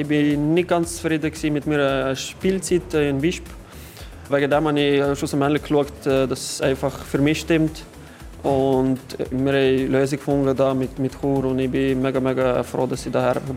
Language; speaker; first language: German; non-native, fluent; Lithuanian